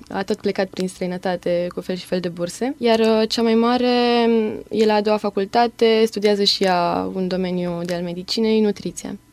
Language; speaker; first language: Romanian; native; Romanian